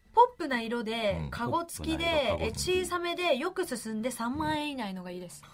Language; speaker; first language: Japanese; native; Japanese